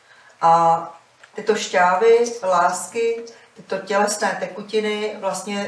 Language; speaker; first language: Czech; native; Czech